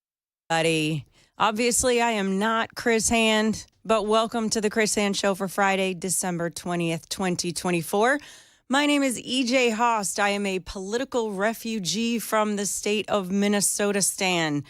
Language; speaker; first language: English; native; English